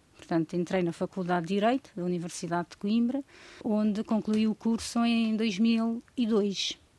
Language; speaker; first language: Portuguese; non-native, local second language; Kabuverdianu